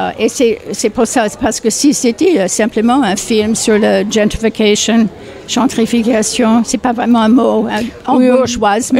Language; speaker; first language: French; non-native, fluent; English